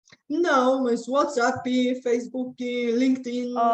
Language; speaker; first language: Portuguese; non-native, fluent; Bulgarian